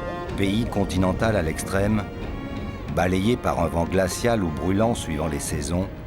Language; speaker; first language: French; native; French